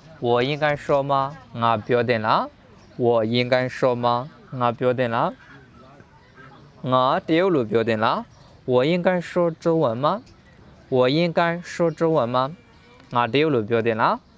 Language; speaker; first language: Chinese; non-native, learner; Burmese